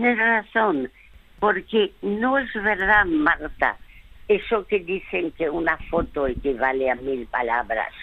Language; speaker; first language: Spanish; early bilingual, other home language; French